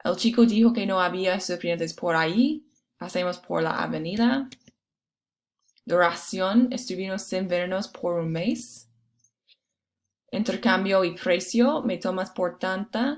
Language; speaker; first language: Spanish; non-native, fluent; English